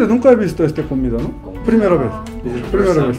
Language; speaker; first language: Spanish; non-native, learner; Korean